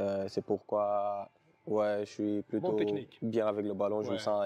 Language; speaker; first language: French; non-native, local second language; Wolof